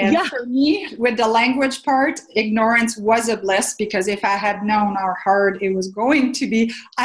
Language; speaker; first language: English; non-native, fluent; French